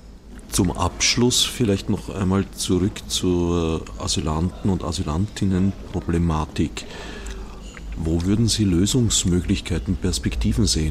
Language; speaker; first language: German; native; German